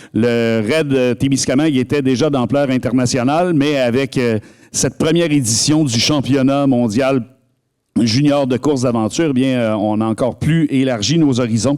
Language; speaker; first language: French; native; French